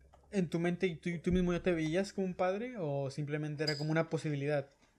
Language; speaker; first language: Spanish; native; Spanish